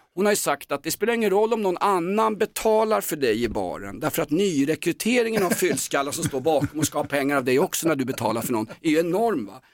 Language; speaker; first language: Swedish; native; Swedish